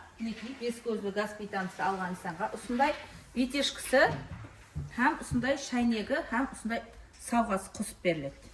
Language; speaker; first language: Uzbek; non-native, local second language; Kara-Kalpak